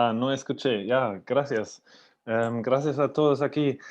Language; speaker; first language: Spanish; non-native, fluent; German